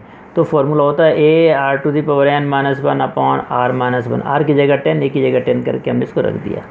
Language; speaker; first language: Hindi; native; Hindi